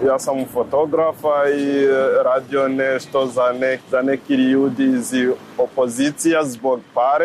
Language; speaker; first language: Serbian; non-native, learner; Rundi